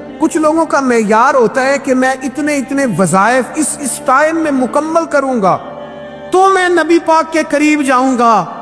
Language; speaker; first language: Urdu; non-native, local second language; Punjabi